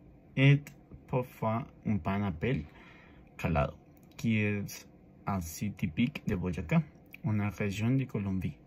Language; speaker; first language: French; non-native, learner; Spanish